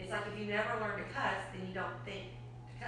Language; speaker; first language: English; native; English